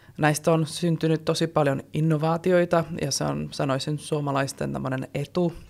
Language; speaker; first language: Finnish; non-native, fluent; Czech